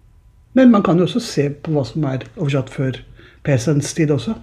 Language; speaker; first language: Norwegian; native; Norwegian